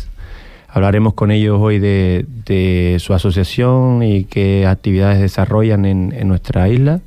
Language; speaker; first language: Spanish; native; Spanish